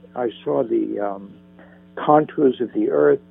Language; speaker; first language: English; native; English